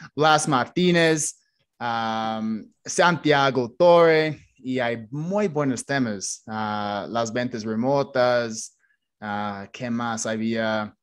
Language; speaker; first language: Spanish; non-native, fluent; English